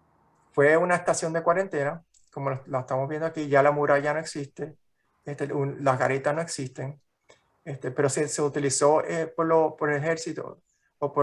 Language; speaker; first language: Spanish; native; Spanish